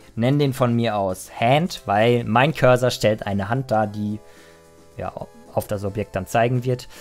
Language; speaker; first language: German; native; German